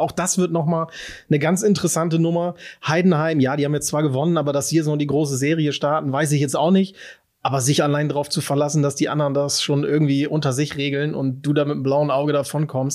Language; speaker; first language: German; native; German